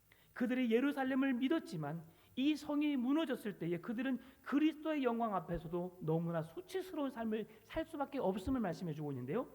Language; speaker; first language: Korean; native; Korean